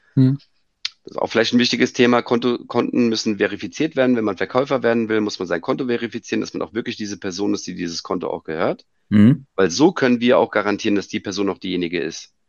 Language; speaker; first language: German; native; German